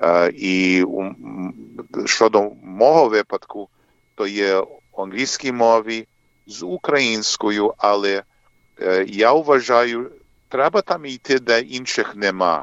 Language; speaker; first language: Ukrainian; early bilingual, heritage; English